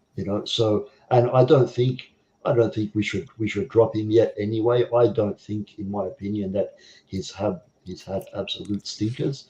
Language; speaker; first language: English; native; English